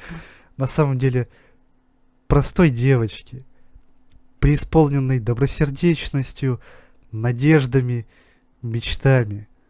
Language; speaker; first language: Russian; native; Russian